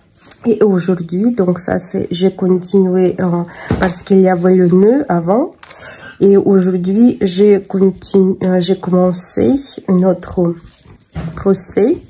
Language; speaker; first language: French; non-native, fluent; Russian